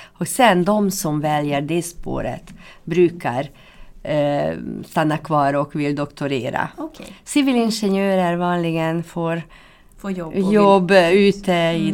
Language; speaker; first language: Swedish; non-native, fluent; Hungarian